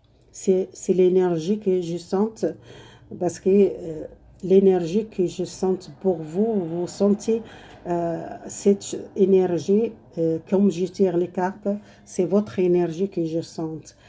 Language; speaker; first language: French; non-native, learner; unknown